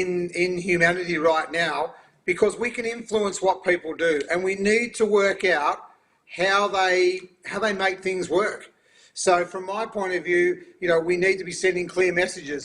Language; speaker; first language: English; native; English